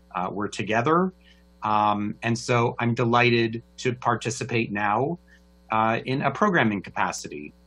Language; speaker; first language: English; native; English